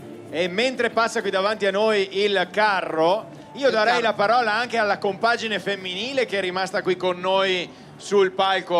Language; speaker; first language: Italian; native; Italian